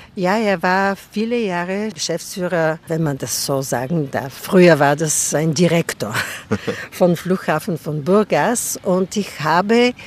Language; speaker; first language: German; non-native, fluent; Bulgarian